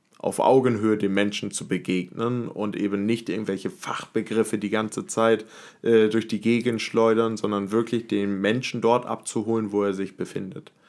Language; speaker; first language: German; native; German